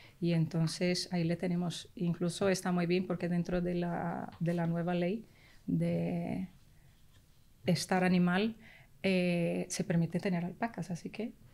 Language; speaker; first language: Spanish; early bilingual, heritage; Spanish